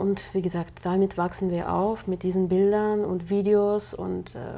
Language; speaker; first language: German; non-native, fluent; Russian